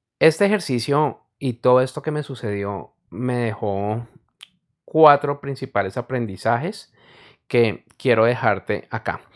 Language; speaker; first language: Spanish; native; Spanish